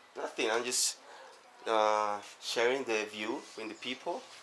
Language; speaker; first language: English; non-native, learner; Spanish